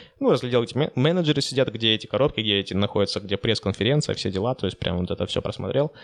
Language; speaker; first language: Russian; native; Russian